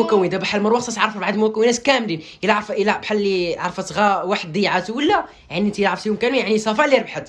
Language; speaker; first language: Arabic; native; Arabic